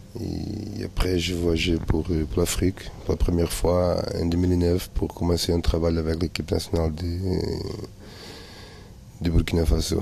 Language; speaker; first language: French; non-native, learner; Portuguese